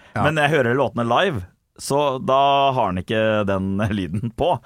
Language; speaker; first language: Norwegian; native; Norwegian